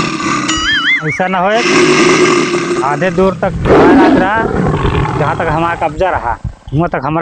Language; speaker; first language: Hindi; non-native, local second language; Awadhi